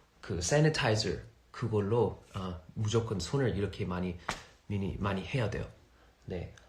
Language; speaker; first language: Korean; non-native, fluent; English